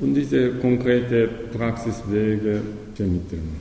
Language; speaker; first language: German; non-native, learner; Japanese